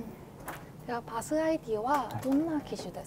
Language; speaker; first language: Japanese; non-native, learner; Korean